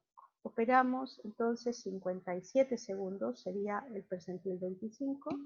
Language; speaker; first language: Spanish; native; Spanish